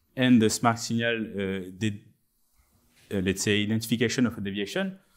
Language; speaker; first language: English; non-native, fluent; French